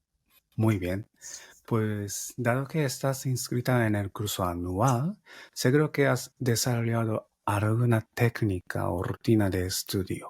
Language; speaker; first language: Spanish; non-native, fluent; Japanese